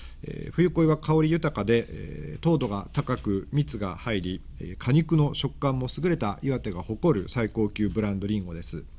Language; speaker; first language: Japanese; native; Japanese